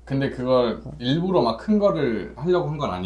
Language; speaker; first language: Korean; native; Korean